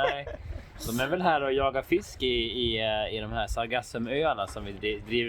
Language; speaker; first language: Swedish; native; Swedish